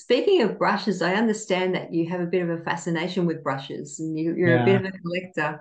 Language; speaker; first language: English; native; English